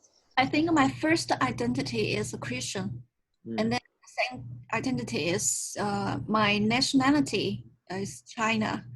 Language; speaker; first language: English; non-native, learner; Chinese